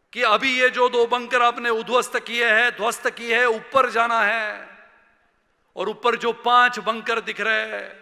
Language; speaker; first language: Hindi; non-native, local second language; Marathi